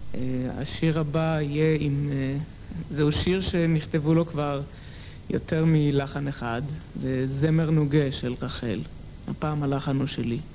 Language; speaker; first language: Hebrew; native; Hebrew